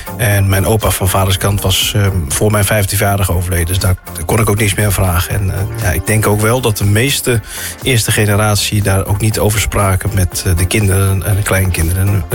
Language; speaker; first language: Dutch; native; Dutch